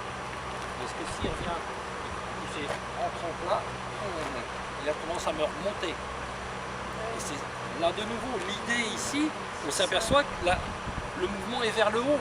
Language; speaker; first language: French; native; French